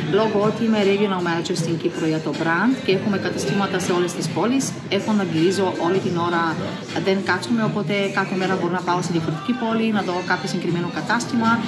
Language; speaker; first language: Greek; non-native, fluent; Bulgarian